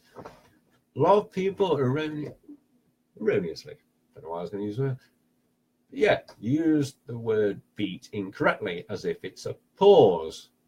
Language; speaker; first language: English; native; English